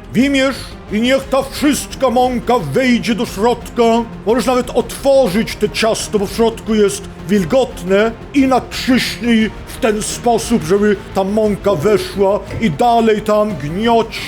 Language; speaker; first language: Polish; non-native, fluent; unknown